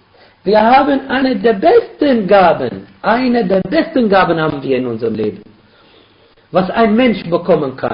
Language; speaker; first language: German; non-native, fluent; Arabic